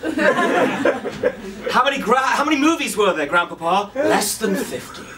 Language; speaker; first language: English; native; English